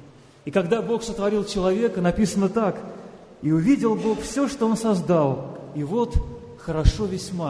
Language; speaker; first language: Russian; native; Russian